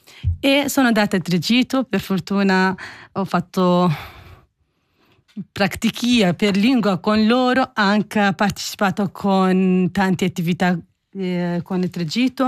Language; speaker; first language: Italian; non-native, learner; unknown